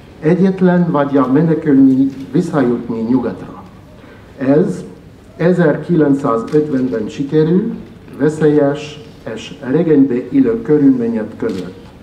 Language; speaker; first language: Hungarian; non-native, fluent; French